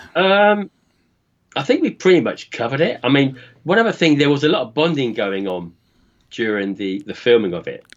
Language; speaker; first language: English; native; English